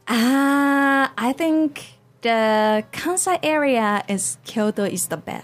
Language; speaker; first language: English; non-native, fluent; Japanese